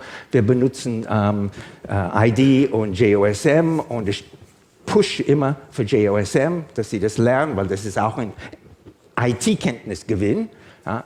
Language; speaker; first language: German; non-native, fluent; English